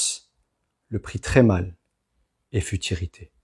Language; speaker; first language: French; native; French